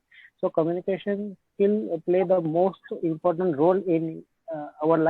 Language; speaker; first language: English; non-native, learner; Marathi